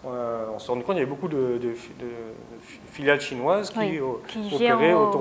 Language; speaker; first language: French; native; French